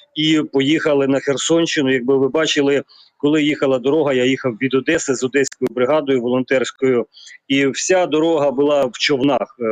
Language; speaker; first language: Ukrainian; native; Ukrainian